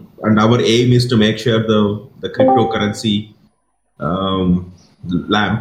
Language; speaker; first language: English; non-native, local second language; Kannada